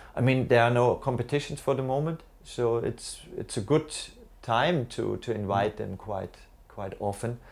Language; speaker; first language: English; non-native, fluent; German